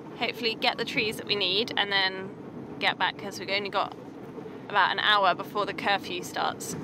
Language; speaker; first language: English; native; English